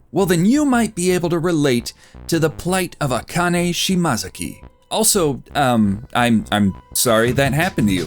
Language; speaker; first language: English; native; English